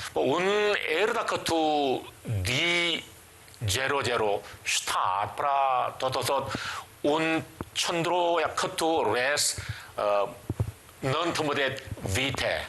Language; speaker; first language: Albanian; non-native, learner; Korean